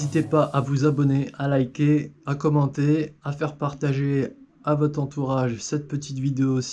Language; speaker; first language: French; native; French